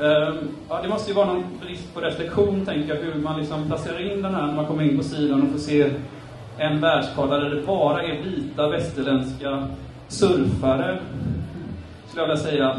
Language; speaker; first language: Swedish; native; Swedish